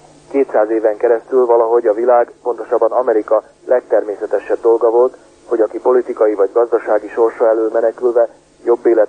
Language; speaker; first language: Hungarian; native; Hungarian